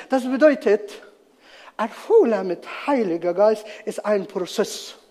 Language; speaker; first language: German; non-native, learner; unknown